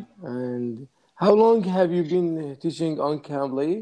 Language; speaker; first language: English; non-native, learner; Arabic